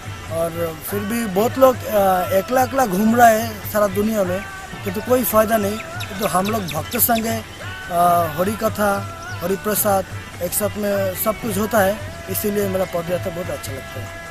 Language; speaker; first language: Hindi; non-native, local second language; Bangla